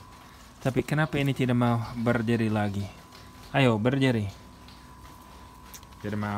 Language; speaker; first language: Indonesian; non-native, fluent; English